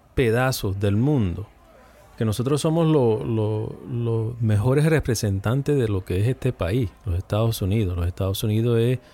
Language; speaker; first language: Spanish; early bilingual, heritage; Spanish